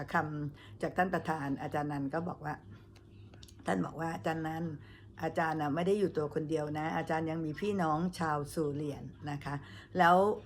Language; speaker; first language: Thai; native; Thai